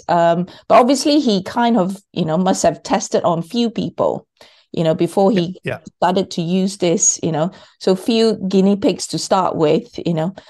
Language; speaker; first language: English; non-native, local second language; Cantonese